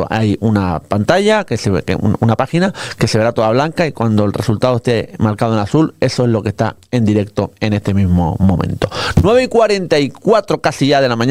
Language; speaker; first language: Spanish; native; Spanish